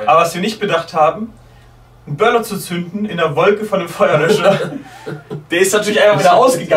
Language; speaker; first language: German; native; German